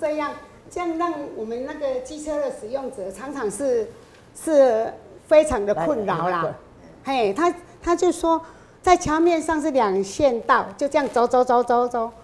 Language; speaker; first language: Chinese; non-native, local second language; Min Nan Chinese